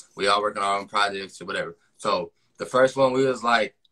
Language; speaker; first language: English; native; English